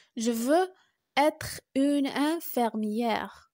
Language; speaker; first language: French; non-native, local second language; Arabic